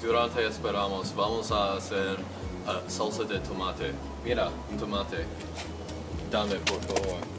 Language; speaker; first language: Spanish; non-native, learner; English